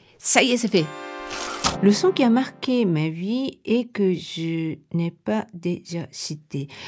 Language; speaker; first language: French; non-native, fluent; Japanese